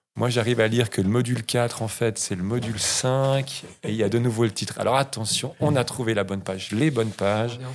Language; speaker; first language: French; native; French